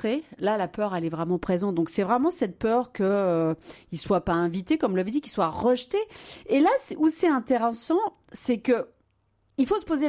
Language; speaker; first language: French; native; French